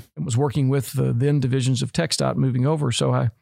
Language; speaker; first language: English; native; English